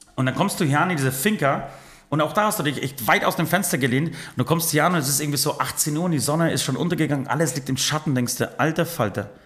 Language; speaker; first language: German; early bilingual, other home language; Polish